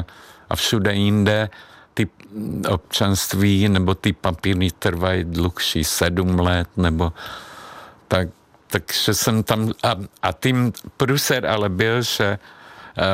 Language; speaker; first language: Czech; non-native, fluent; Hungarian